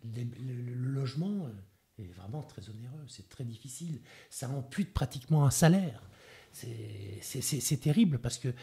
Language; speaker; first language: French; native; French